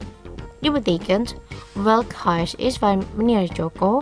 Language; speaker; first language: Dutch; non-native, learner; Indonesian